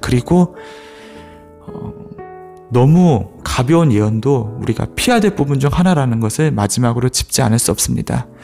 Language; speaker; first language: Korean; native; Korean